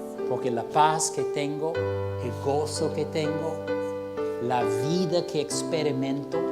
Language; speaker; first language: Spanish; non-native, fluent; English